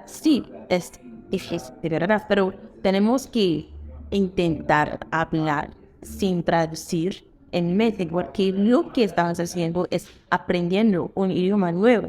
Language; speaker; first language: Spanish; non-native, fluent; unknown